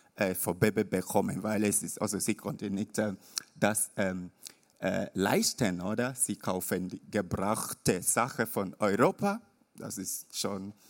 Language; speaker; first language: German; non-native, learner; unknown